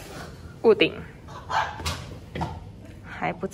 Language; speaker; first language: Chinese; native; Chinese